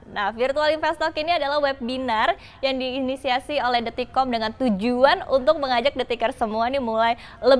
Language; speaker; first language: Indonesian; native; Indonesian